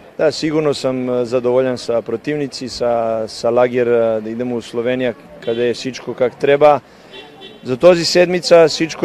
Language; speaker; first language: Bulgarian; non-native, learner; Serbian